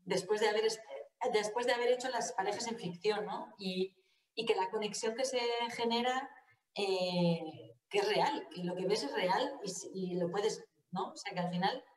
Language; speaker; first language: Spanish; native; Spanish